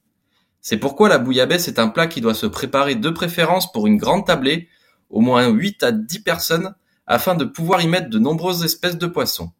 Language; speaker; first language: French; native; French